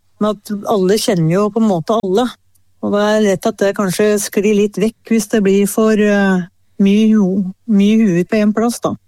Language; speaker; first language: Norwegian; native; Norwegian